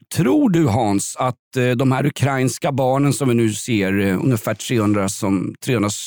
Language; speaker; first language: Swedish; native; Swedish